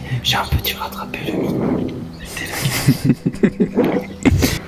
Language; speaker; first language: French; native; French